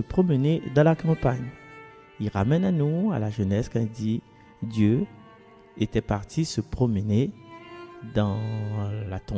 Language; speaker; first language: French; non-native, local second language; Malagasy